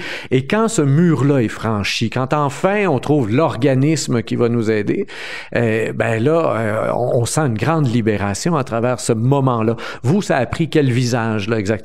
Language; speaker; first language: French; native; French